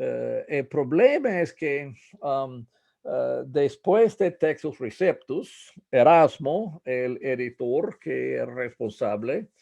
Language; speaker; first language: Spanish; non-native, fluent; English